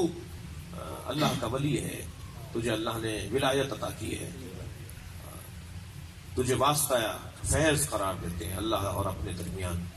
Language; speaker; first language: Urdu; native; Urdu